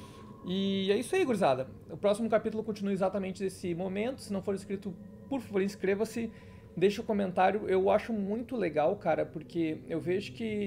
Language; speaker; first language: Portuguese; native; Portuguese